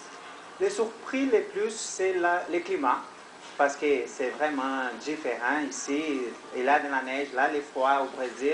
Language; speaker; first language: French; non-native, learner; Portuguese